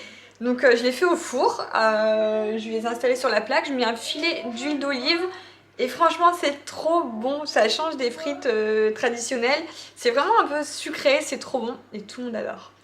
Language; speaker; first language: French; native; French